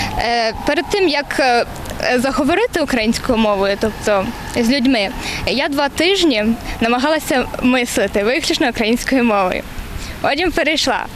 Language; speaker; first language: Ukrainian; non-native, local second language; Russian